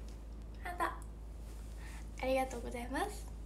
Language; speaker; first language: Japanese; native; Japanese